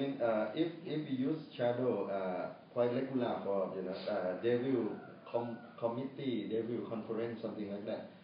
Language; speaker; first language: English; non-native, fluent; Thai